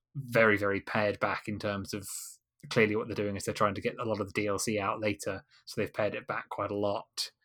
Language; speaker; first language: English; native; English